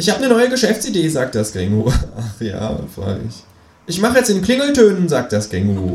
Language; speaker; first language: German; native; German